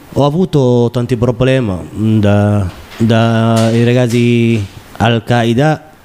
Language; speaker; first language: Italian; non-native, learner; Somali